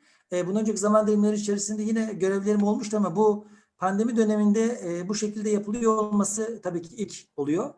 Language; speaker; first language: Turkish; native; Turkish